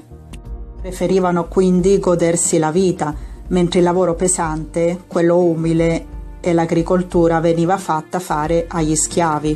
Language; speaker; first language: Italian; native; Italian